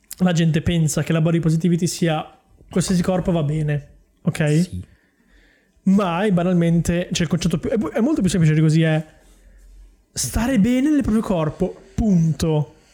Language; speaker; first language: Italian; native; Italian